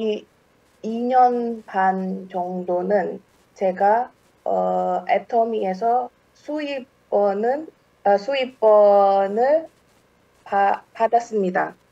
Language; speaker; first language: Korean; non-native, fluent; Indonesian